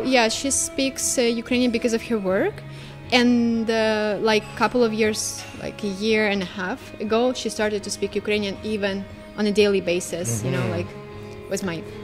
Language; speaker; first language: English; non-native, fluent; Ukrainian